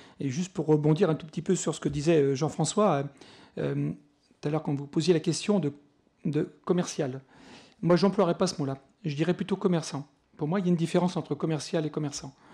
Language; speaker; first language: French; native; French